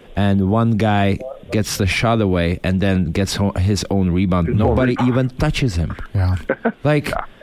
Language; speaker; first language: English; non-native, fluent; Czech